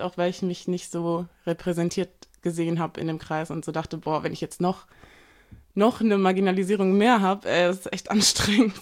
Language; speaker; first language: German; native; German